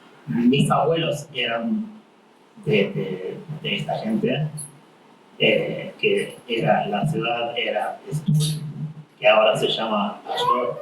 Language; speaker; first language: Spanish; non-native, fluent; Arabic